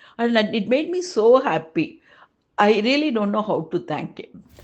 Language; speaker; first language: English; non-native, local second language; Tamil